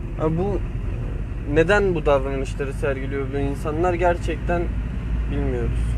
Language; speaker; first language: Turkish; native; Turkish